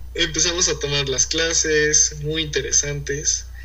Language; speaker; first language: Spanish; early bilingual, heritage; Spanish